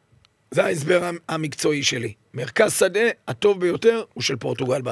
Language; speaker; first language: Hebrew; native; Hebrew